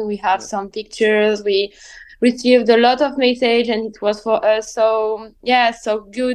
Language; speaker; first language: English; non-native, fluent; French